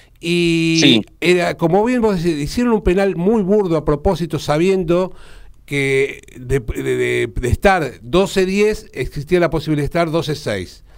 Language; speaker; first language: Spanish; native; Spanish